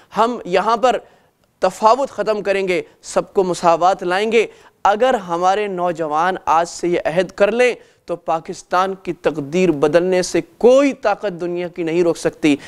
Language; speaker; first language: Urdu; native; Urdu